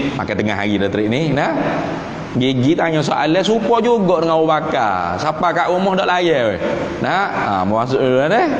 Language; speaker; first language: Malay; native; Malay